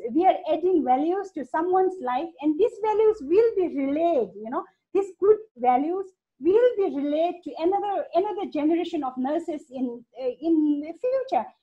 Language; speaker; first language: English; non-native, fluent; Hindi